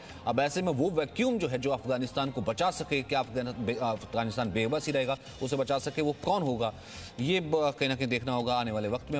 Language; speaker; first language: Hindi; native; Hindi